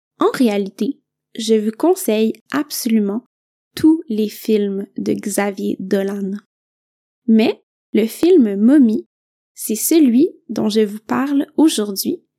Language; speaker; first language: French; native; French